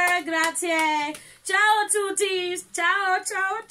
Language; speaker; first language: Italian; non-native, learner; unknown